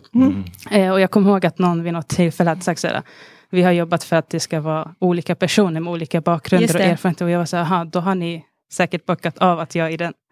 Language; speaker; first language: Swedish; early bilingual, other home language; Arabic